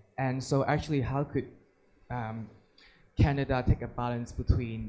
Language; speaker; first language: English; native; English